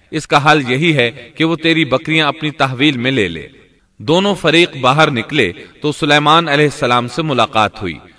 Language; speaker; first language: Urdu; native; Urdu